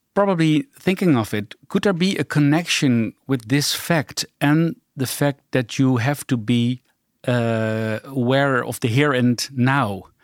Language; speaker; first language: English; non-native, fluent; Dutch